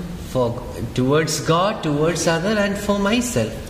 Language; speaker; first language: English; non-native, local second language; Malayalam